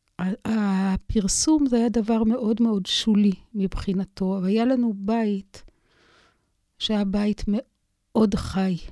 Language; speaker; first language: Hebrew; native; Hebrew